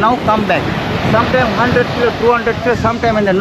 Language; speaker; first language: English; non-native, learner; Sinhala